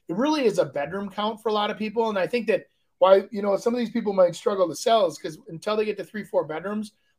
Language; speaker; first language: English; native; English